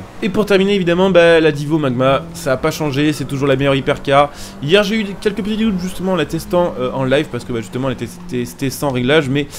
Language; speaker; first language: French; native; French